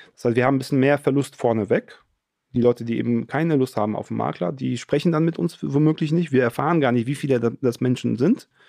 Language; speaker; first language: German; early bilingual, other home language; Polish